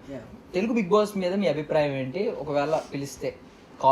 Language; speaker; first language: Telugu; native; Telugu